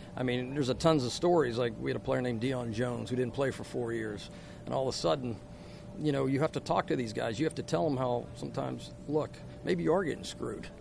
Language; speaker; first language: English; native; English